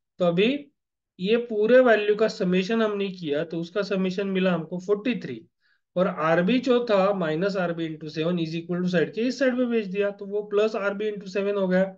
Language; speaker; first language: Hindi; non-native, local second language; Marathi